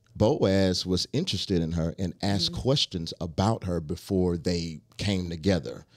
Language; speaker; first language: English; native; English